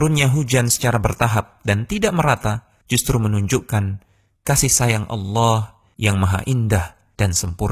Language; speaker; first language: Indonesian; native; Indonesian